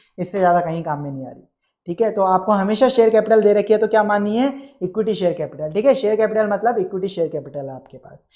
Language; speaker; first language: Hindi; native; Hindi